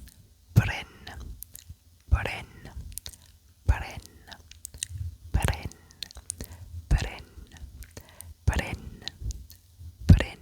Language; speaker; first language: Welsh; non-native, local second language; English